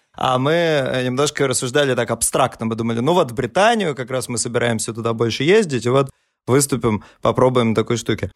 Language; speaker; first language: Russian; native; Russian